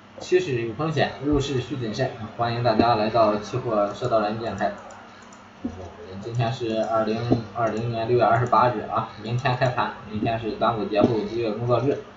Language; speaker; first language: Chinese; native; Chinese